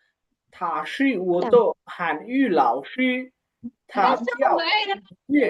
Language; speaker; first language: Chinese; non-native, fluent; Bangla